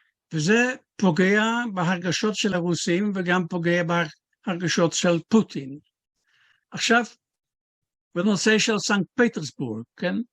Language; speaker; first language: Hebrew; non-native, fluent; Dutch